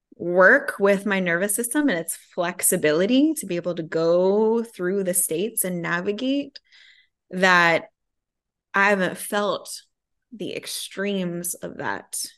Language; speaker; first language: English; native; English